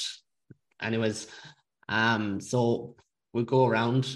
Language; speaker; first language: English; native; English